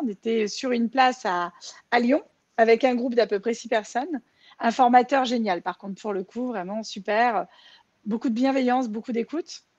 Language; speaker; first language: French; native; French